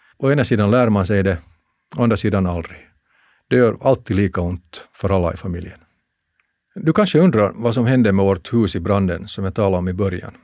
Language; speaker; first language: Swedish; native; Swedish